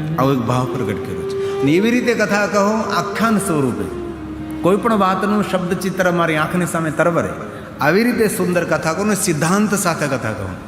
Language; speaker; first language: Gujarati; native; Gujarati